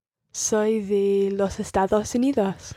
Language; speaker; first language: Spanish; non-native, learner; English